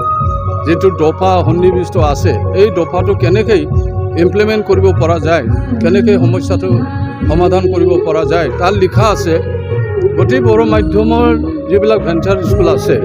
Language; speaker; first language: Assamese; non-native, local second language; Bodo